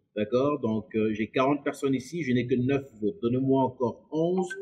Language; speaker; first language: French; non-native, local second language; Lingala